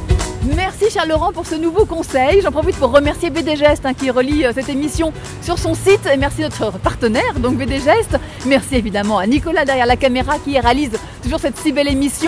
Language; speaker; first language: French; native; French